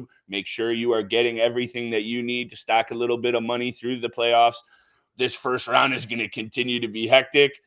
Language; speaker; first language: English; native; English